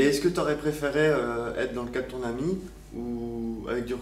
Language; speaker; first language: French; native; French